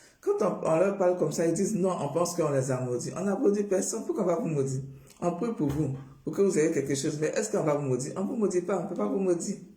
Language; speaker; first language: French; non-native, local second language; Baoulé